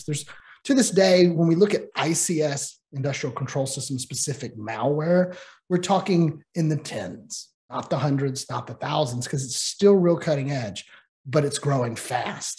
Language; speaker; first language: English; native; English